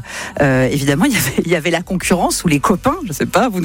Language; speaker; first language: French; native; French